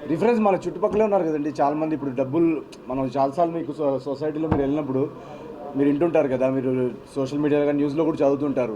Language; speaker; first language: Telugu; native; Telugu